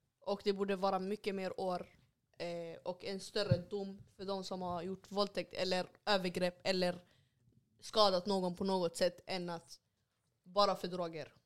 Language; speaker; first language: Swedish; early bilingual, other home language; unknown